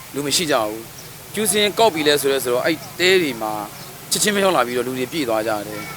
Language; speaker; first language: Burmese; native; Burmese